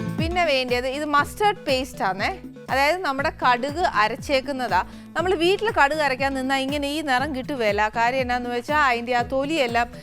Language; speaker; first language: Malayalam; native; Malayalam